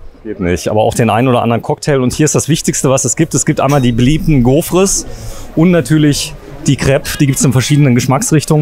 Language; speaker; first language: German; native; German